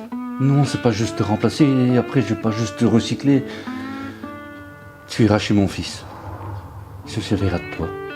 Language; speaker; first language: French; native; French